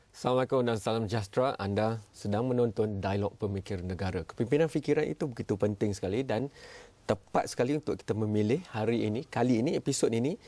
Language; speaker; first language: Malay; native; Malay